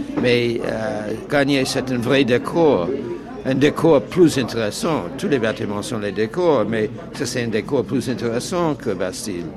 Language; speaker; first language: French; non-native, fluent; English